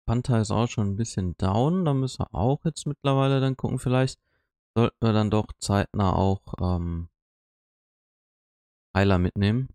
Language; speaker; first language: German; native; German